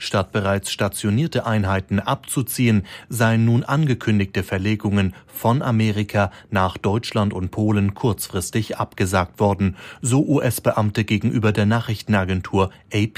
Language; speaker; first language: German; native; German